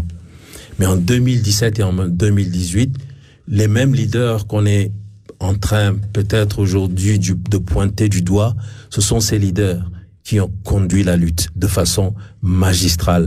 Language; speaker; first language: French; non-native, local second language; Ewe